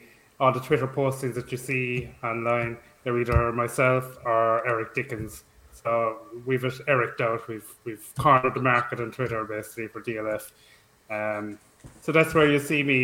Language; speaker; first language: English; native; English